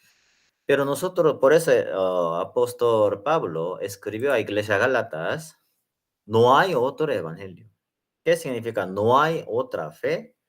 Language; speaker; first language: Spanish; non-native, learner; Korean